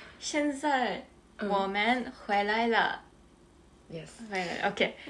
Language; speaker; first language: Chinese; non-native, learner; Japanese